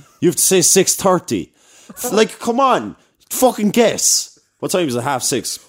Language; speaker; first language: English; native; English